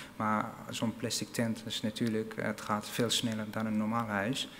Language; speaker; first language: Dutch; non-native, fluent; Arabic